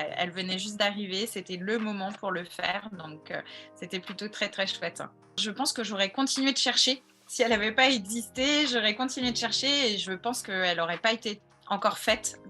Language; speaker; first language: French; native; French